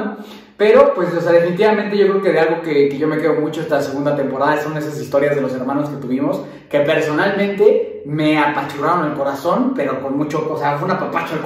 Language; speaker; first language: Spanish; native; Spanish